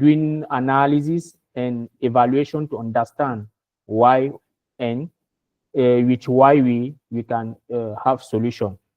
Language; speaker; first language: English; non-native, learner; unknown